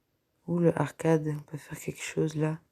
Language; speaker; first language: French; native; French